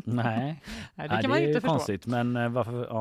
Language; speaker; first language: Swedish; native; Swedish